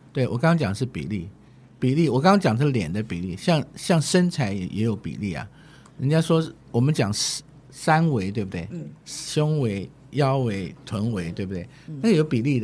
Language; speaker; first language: Chinese; native; Chinese